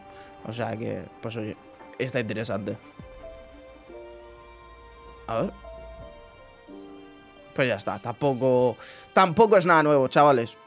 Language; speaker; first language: Spanish; native; Spanish